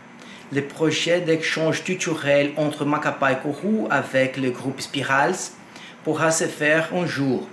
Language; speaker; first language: French; non-native, fluent; Portuguese